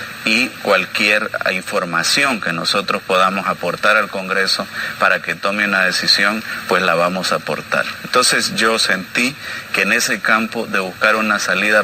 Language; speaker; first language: Spanish; native; Spanish